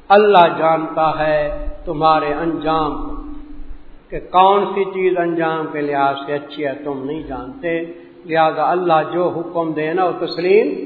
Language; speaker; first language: Urdu; non-native, local second language; Punjabi